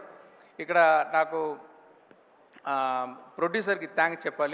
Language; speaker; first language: Telugu; non-native, local second language; Tamil